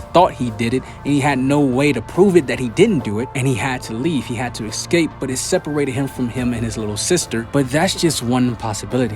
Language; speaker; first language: English; native; English